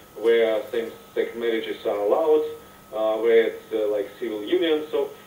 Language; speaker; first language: English; non-native, fluent; Russian